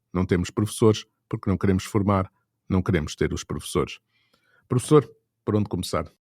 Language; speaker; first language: Portuguese; native; Portuguese